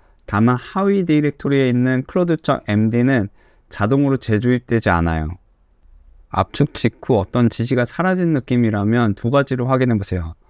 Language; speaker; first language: Korean; native; Korean